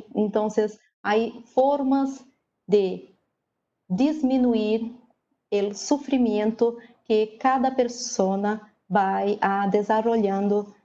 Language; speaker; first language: Spanish; non-native, learner; Portuguese